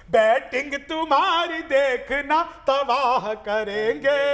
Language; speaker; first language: Hindi; native; Hindi